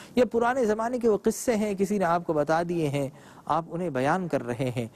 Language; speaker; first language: Urdu; native; Urdu